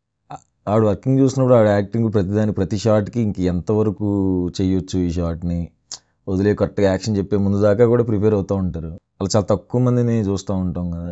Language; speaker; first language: Telugu; native; Telugu